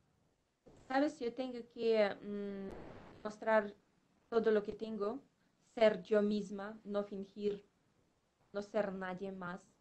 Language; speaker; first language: Spanish; non-native, fluent; Russian